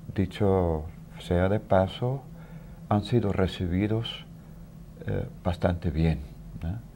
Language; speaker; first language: Spanish; non-native, fluent; Dutch